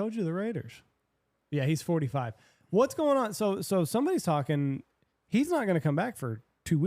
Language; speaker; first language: English; native; English